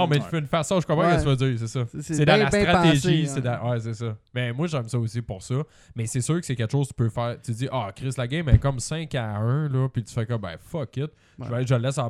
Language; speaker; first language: French; native; French